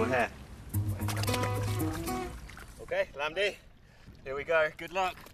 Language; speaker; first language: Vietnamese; non-native, learner; English